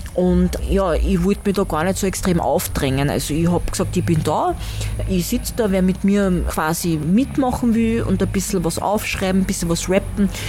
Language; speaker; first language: German; early bilingual, other home language; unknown